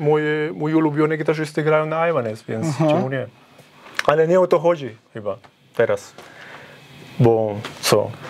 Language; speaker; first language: Polish; non-native, fluent; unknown